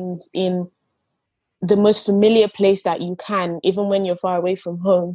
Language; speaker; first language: English; non-native, local second language; Yoruba